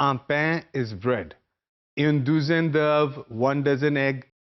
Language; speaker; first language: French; non-native, fluent; Urdu